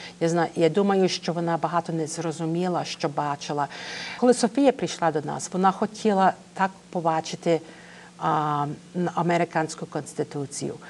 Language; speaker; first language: Ukrainian; early bilingual, heritage; English